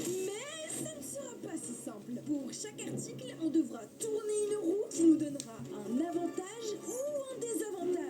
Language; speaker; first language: French; native; French